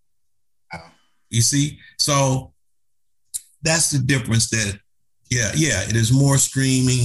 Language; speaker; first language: English; native; English